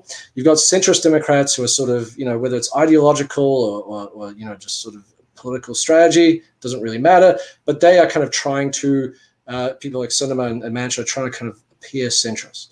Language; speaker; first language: English; native; English